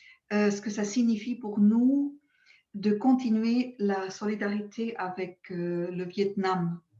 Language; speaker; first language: French; non-native, local second language; German